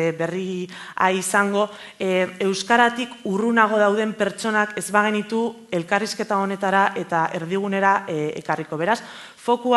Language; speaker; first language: Basque; native; Basque